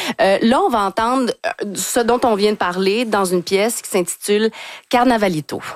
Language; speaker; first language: French; native; French